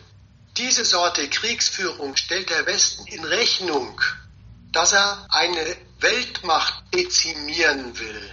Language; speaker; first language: German; native; German